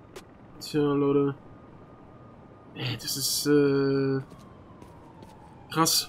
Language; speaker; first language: German; native; German